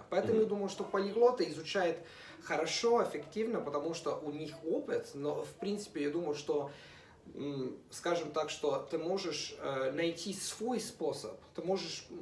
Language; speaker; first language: Russian; non-native, fluent; Italian